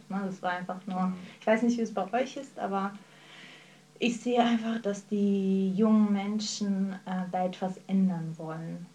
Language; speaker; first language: German; early bilingual, other home language; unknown